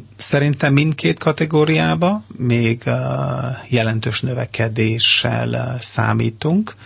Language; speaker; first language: Hungarian; non-native, fluent; Serbian